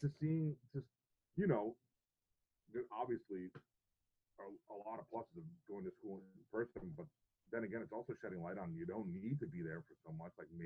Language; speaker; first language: English; native; English